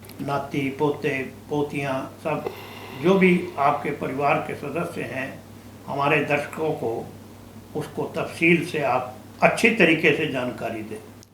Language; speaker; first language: Hindi; native; Hindi